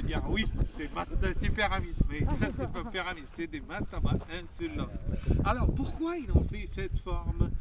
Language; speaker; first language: French; non-native, fluent; Arabic